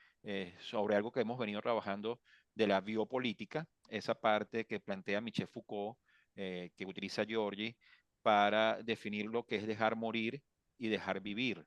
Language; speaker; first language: Spanish; native; Spanish